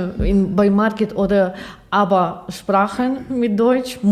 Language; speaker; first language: German; non-native, learner; Ukrainian